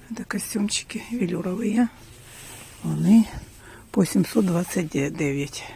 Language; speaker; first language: Ukrainian; non-native, local second language; Russian